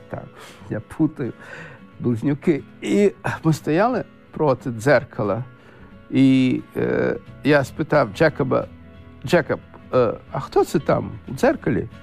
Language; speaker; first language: Ukrainian; non-native, local second language; Russian